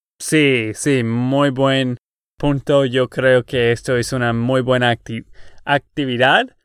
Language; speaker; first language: Spanish; non-native, fluent; English